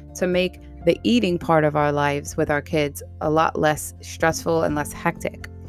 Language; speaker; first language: English; native; English